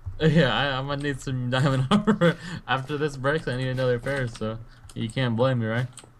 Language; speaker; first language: English; native; English